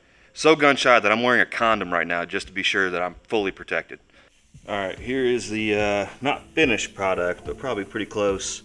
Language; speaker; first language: English; native; English